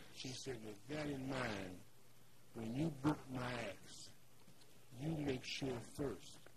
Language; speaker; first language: English; native; English